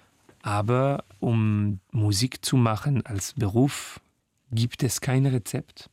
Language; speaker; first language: German; non-native, learner; French